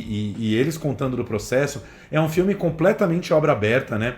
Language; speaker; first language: Portuguese; native; Portuguese